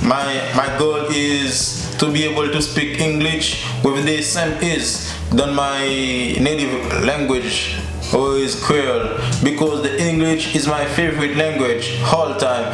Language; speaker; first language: English; non-native, learner; Haitian Creole